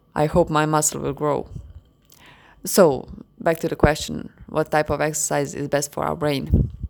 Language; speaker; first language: English; non-native, fluent; Croatian